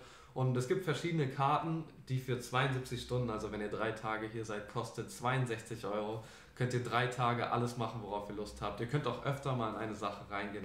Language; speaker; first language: German; native; German